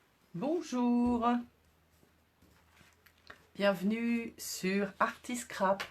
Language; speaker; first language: French; native; French